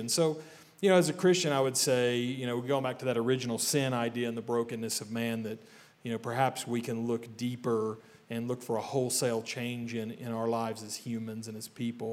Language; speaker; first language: English; native; English